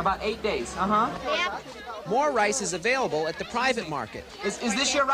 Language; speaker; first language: English; native; English